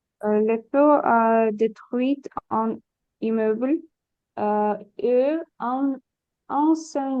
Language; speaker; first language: French; non-native, learner; Ukrainian